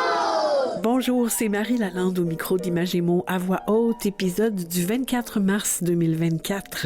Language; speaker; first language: French; native; French